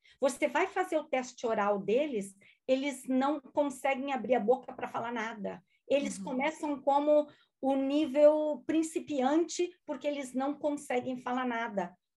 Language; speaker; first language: Portuguese; non-native, local second language; German